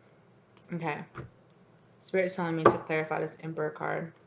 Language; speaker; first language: English; native; English